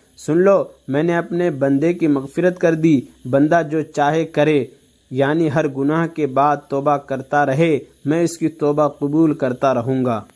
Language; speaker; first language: Urdu; native; Urdu